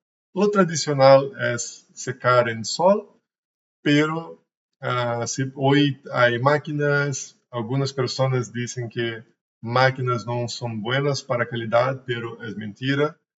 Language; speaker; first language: Spanish; non-native, learner; Portuguese